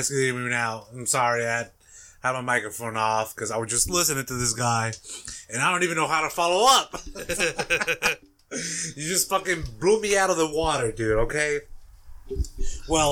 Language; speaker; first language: English; non-native, fluent; Spanish